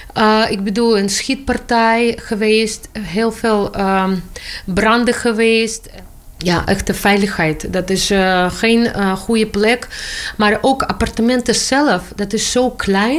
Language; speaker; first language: Dutch; non-native, learner; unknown